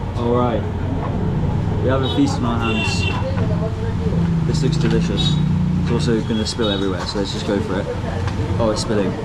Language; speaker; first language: English; native; English